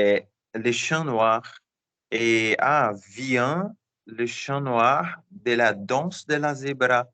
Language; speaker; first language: French; non-native, learner; Portuguese